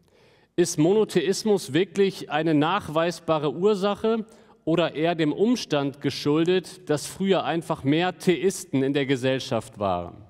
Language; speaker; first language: German; native; German